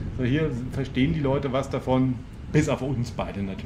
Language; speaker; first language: German; native; German